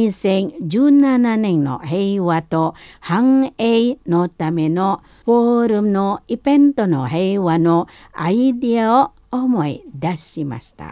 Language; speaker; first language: Japanese; non-native, learner; Indonesian